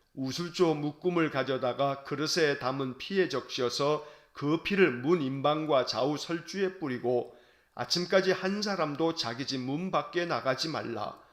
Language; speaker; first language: Korean; native; Korean